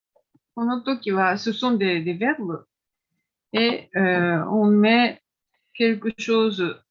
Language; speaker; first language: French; non-native, fluent; Japanese